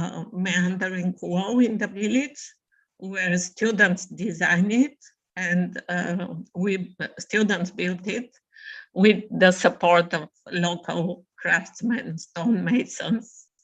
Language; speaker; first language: English; non-native, fluent; Bulgarian